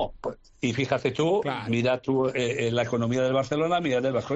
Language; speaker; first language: Spanish; native; Spanish